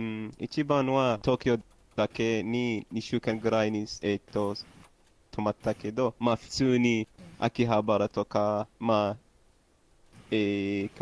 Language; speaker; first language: Japanese; non-native, learner; Arabic